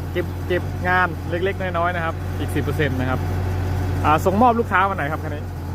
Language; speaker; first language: Thai; non-native, local second language; Northern Khmer